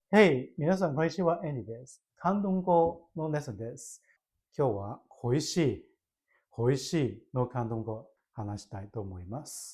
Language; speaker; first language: Japanese; non-native, fluent; Cantonese